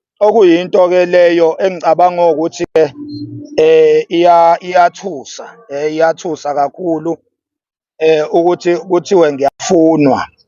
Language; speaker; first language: Zulu; native; Zulu